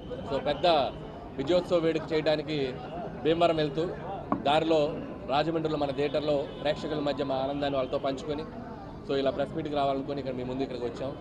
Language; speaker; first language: Telugu; native; Telugu